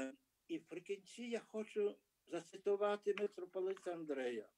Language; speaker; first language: Ukrainian; early bilingual, heritage; Ukrainian